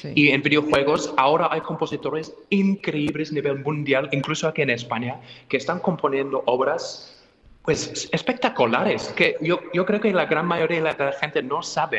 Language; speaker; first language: Spanish; non-native, fluent; English